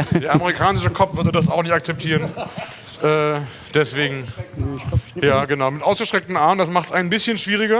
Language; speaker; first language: German; native; German